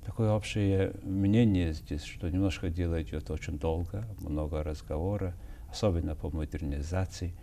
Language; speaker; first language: Russian; non-native, fluent; Mongolian